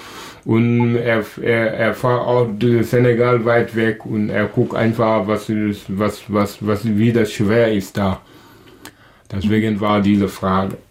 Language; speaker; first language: German; non-native, learner; Wolof